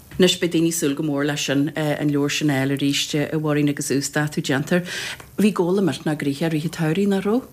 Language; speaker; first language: Irish; native; Irish